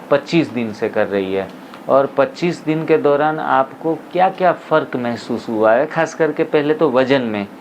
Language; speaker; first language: Hindi; non-native, local second language; Gujarati